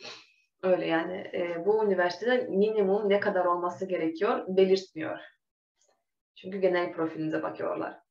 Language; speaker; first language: Turkish; non-native, fluent; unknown